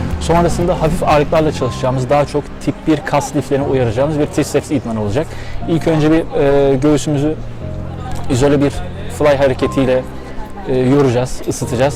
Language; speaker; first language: Turkish; native; Turkish